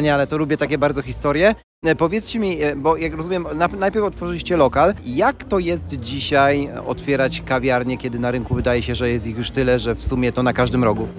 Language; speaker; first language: Polish; native; Polish